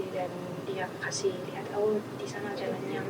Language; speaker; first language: Indonesian; non-native, learner; Malagasy